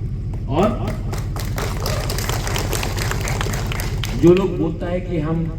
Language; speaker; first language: Hindi; non-native, local second language; Kok Borok